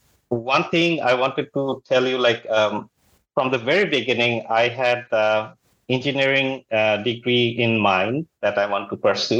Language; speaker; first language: English; non-native, local second language; Bangla